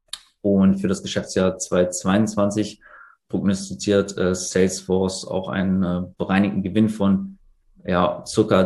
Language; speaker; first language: German; native; German